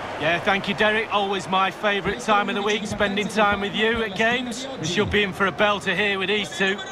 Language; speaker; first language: English; native; English